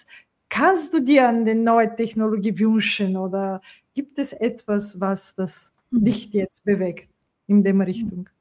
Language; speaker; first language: German; non-native, fluent; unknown